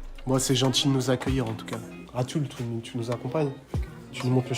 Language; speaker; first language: French; native; French